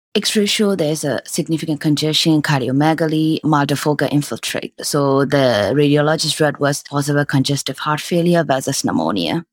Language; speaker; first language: English; non-native, fluent; Burmese